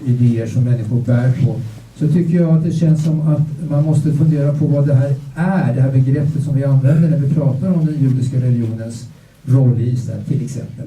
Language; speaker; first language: Swedish; native; Swedish